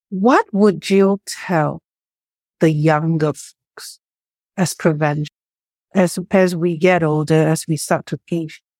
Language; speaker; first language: English; non-native, local second language; Chinese